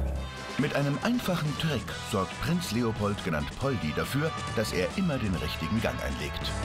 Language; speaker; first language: German; native; German